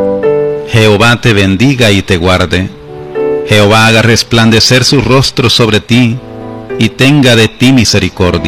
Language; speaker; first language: Spanish; native; Spanish